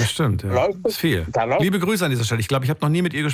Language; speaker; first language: German; native; German